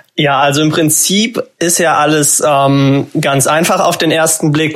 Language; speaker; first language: German; native; German